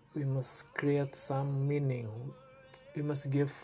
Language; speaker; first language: English; non-native, learner; Indonesian